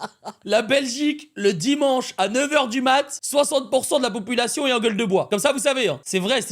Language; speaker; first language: French; native; French